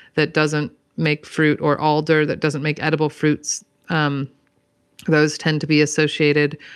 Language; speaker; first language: English; native; English